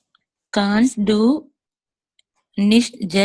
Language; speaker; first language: German; non-native, learner; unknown